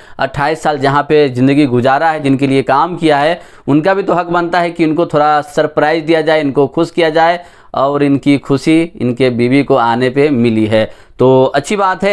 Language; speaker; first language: Hindi; native; Hindi